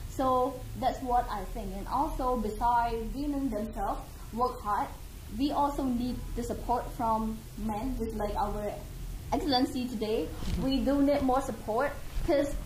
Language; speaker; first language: English; non-native, fluent; Khmer